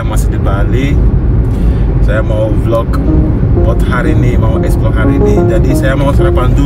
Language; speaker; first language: Indonesian; non-native, learner; English